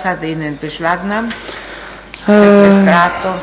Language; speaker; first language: German; non-native, fluent; Italian